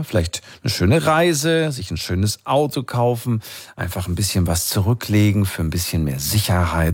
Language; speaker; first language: German; native; German